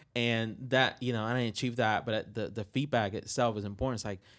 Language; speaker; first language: English; non-native, fluent; Spanish